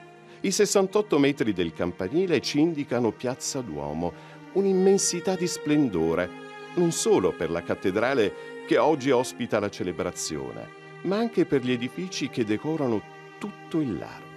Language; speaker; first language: Italian; native; Italian